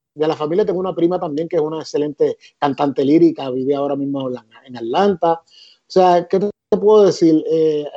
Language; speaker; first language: Spanish; native; Spanish